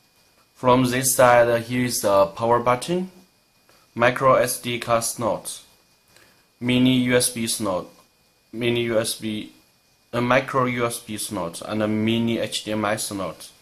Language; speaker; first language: English; non-native, learner; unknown